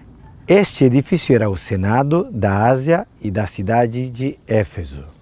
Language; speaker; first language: Portuguese; non-native, fluent; Turkish